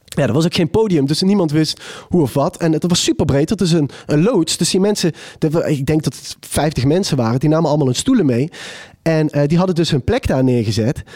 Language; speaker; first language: Dutch; native; Dutch